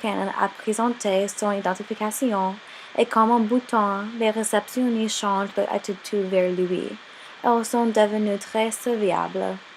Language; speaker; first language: French; non-native, learner; English